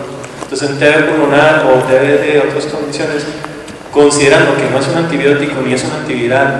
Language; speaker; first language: Spanish; native; Spanish